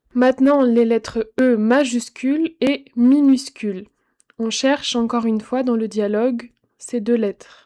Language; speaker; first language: French; native; French